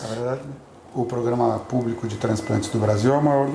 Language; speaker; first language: Portuguese; native; Portuguese